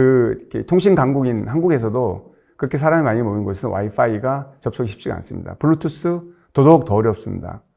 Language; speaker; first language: Korean; native; Korean